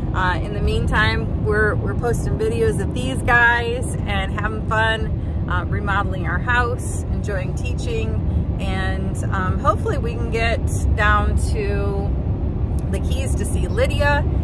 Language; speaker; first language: English; native; English